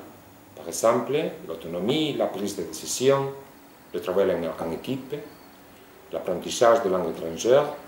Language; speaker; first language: French; non-native, fluent; Spanish